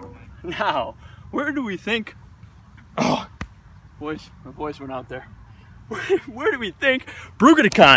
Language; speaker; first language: English; native; English